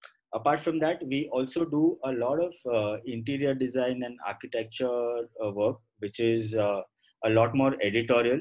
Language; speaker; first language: English; non-native, local second language; Gujarati